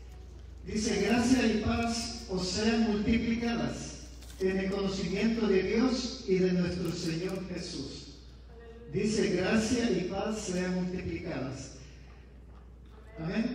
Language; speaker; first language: Spanish; native; Spanish